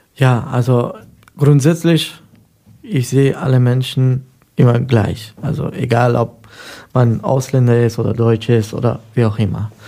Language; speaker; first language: German; non-native, fluent; Persian